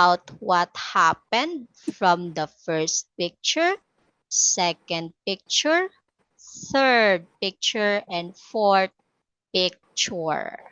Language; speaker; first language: English; non-native, fluent; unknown